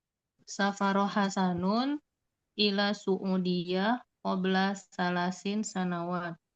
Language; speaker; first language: Arabic; non-native, learner; Indonesian